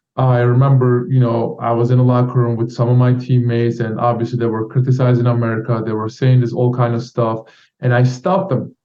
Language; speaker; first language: English; non-native, fluent; Turkish